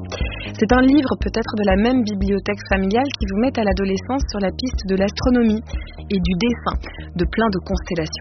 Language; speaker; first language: French; native; French